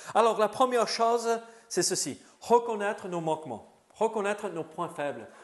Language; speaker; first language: French; native; French